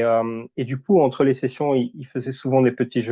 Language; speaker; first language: French; native; French